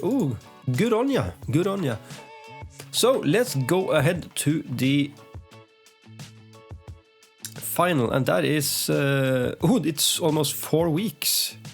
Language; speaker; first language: English; non-native, fluent; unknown